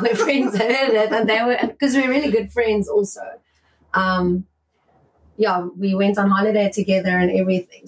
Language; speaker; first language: English; non-native, local second language; Afrikaans